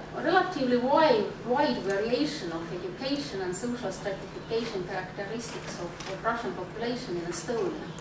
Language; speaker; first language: English; non-native, fluent; Estonian